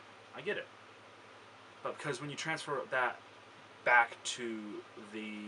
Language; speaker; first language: English; native; English